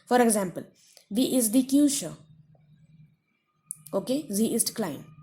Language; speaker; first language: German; non-native, fluent; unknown